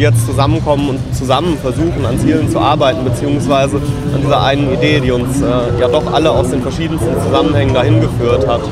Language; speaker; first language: German; native; German